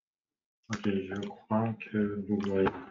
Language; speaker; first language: French; non-native, learner; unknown